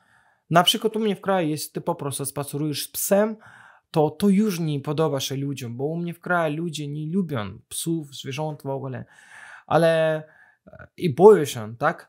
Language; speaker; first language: Polish; non-native, fluent; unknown